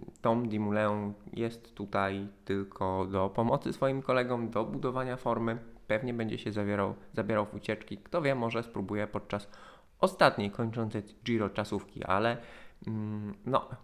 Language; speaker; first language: Polish; native; Polish